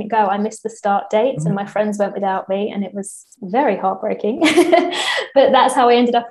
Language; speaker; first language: English; native; English